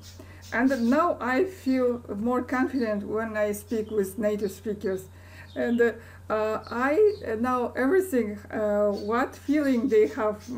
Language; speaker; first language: English; non-native, learner; Kazakh